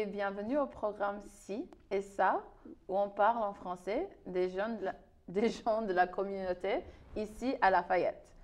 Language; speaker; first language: French; non-native, fluent; English